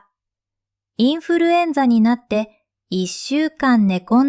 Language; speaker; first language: Japanese; non-native, fluent; Vietnamese